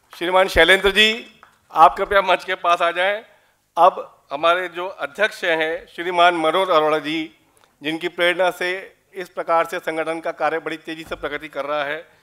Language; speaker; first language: Hindi; native; Hindi